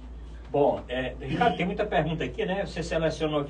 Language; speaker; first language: Portuguese; native; Portuguese